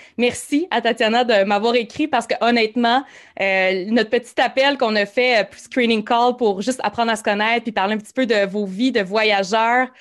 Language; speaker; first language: French; native; French